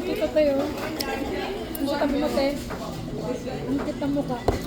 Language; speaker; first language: Filipino; non-native, local second language; Cebuano